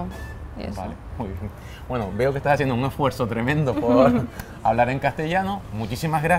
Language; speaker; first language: Spanish; native; Spanish